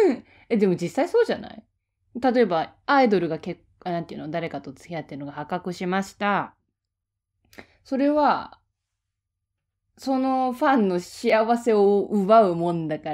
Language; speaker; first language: Japanese; native; Japanese